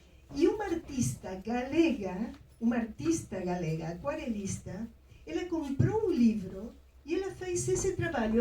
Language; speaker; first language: Portuguese; non-native, fluent; Spanish